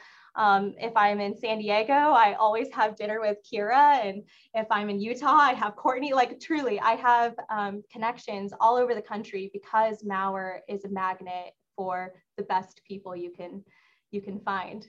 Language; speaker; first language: English; native; English